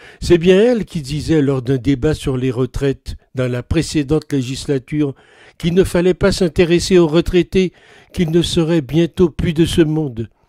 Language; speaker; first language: French; native; French